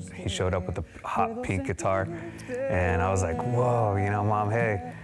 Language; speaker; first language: English; native; English